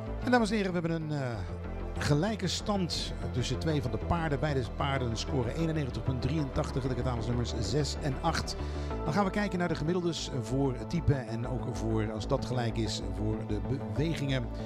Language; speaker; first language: Dutch; native; Dutch